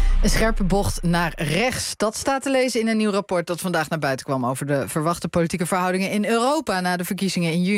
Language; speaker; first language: Dutch; native; Dutch